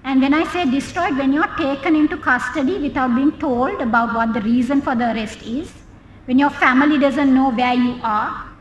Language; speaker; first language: English; non-native, local second language; Sinhala